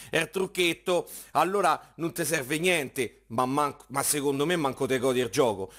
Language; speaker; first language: Italian; native; Italian